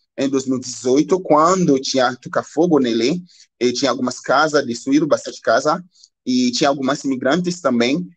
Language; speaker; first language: Portuguese; non-native, learner; Haitian Creole